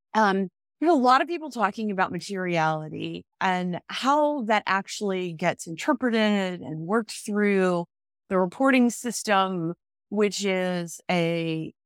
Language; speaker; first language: English; native; English